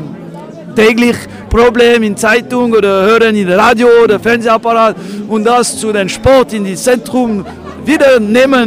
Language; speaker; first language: German; non-native, local second language; French